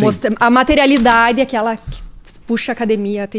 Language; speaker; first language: Portuguese; native; Portuguese